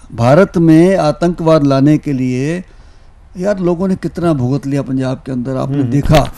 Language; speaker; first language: Hindi; native; Hindi